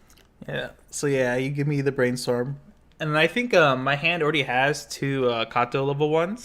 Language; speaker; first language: English; native; English